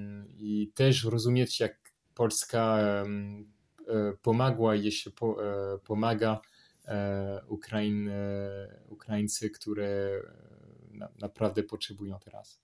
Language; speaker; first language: Polish; non-native, learner; French